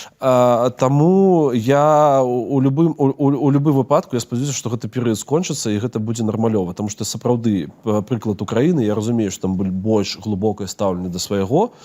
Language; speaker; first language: Belarusian; non-native, local second language; Russian